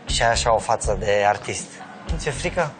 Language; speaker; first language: Romanian; native; Romanian